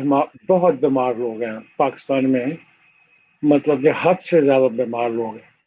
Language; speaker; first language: Urdu; native; Urdu